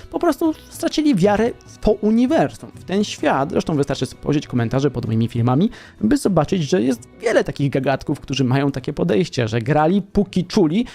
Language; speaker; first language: Polish; native; Polish